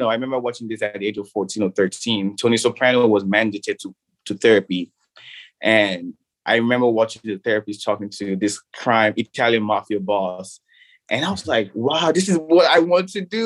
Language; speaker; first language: English; non-native, local second language; Yoruba